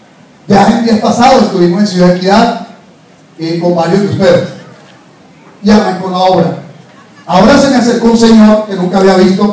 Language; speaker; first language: Spanish; native; Spanish